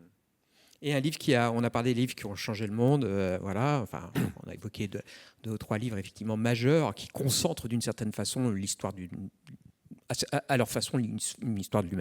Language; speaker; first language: French; native; French